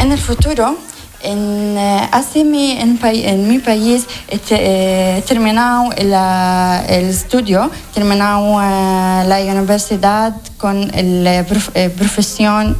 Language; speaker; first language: Spanish; non-native, learner; Arabic